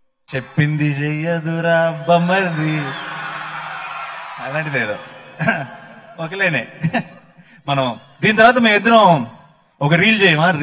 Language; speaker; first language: Telugu; native; Telugu